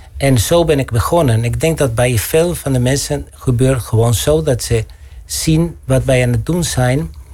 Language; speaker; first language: Dutch; non-native, fluent; Spanish